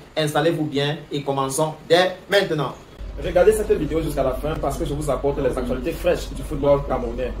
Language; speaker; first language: French; native; French